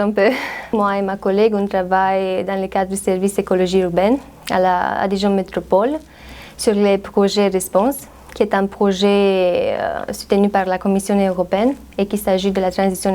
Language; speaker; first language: French; non-native, fluent; Romanian